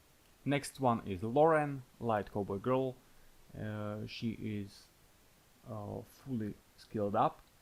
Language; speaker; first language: English; non-native, fluent; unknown